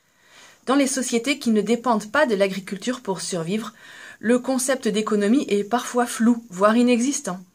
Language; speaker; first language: French; native; French